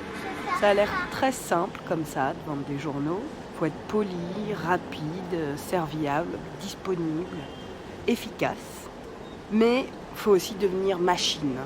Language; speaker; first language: French; native; French